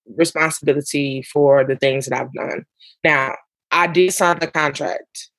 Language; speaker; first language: English; native; English